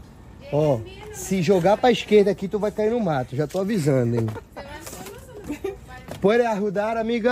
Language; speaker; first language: Portuguese; native; Portuguese